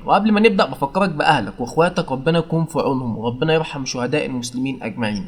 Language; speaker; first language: Arabic; native; Arabic